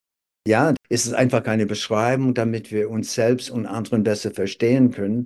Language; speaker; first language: German; non-native, fluent; English